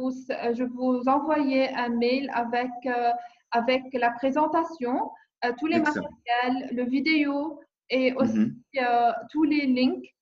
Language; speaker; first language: French; non-native, learner; English